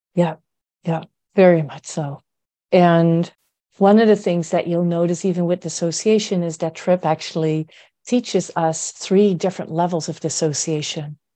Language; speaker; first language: English; non-native, fluent; Dutch